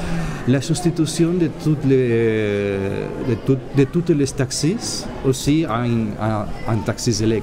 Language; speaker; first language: French; non-native, learner; Catalan